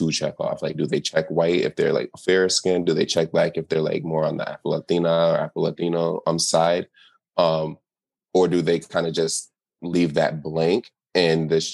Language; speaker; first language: English; native; English